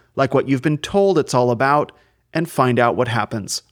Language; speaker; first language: English; native; English